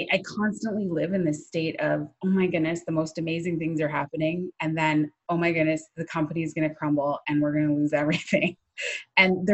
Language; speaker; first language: English; native; English